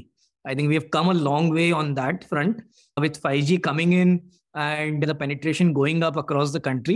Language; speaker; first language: English; non-native, local second language; Hindi